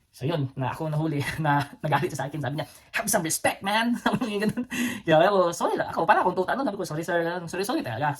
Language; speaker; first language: Filipino; non-native, local second language; Cebuano